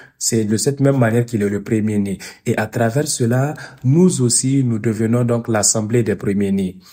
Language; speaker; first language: French; non-native, fluent; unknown